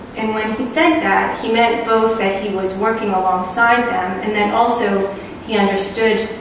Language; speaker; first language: English; native; English